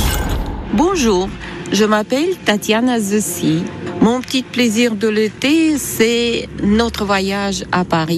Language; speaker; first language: French; non-native, learner; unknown